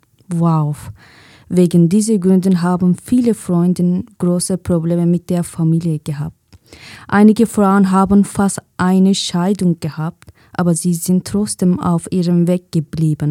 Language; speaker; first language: German; non-native, fluent; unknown